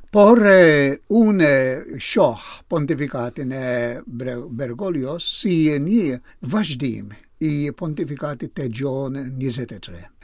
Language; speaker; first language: Albanian; non-native, fluent; Maltese